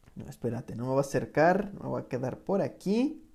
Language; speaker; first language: Spanish; native; Spanish